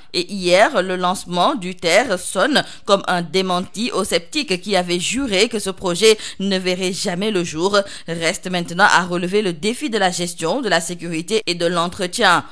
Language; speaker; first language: French; non-native, local second language; Wolof